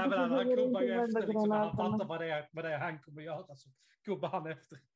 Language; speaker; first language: Swedish; native; Swedish